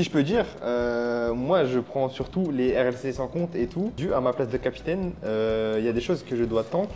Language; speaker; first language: French; native; French